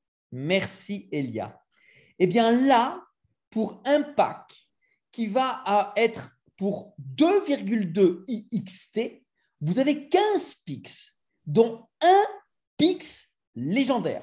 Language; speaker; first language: French; native; French